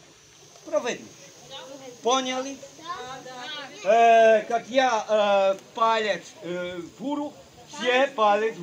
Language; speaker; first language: Russian; non-native, learner; Polish